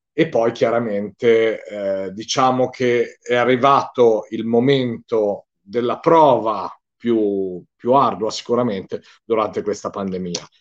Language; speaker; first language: Italian; native; Italian